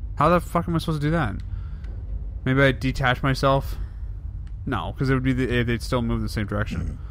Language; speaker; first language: English; native; English